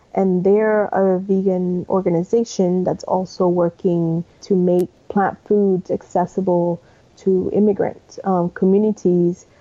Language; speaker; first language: English; early bilingual, other home language; Spanish